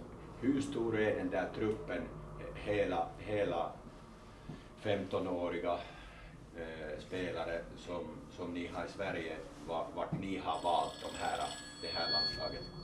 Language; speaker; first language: Swedish; non-native, local second language; Finnish